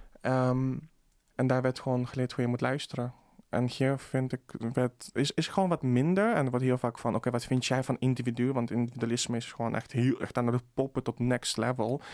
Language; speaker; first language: Dutch; early bilingual, other home language; Russian